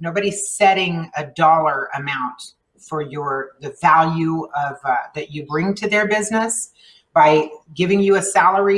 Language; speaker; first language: English; early bilingual, other home language; Spanish